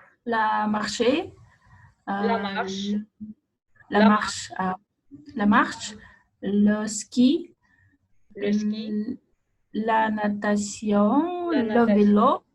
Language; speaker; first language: French; non-native, learner; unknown